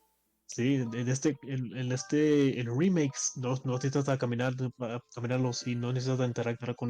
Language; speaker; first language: Spanish; early bilingual, heritage; English